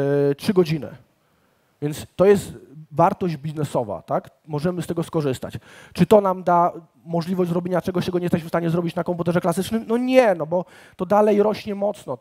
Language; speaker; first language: Polish; native; Polish